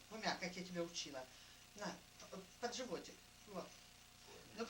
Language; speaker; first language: Russian; native; Russian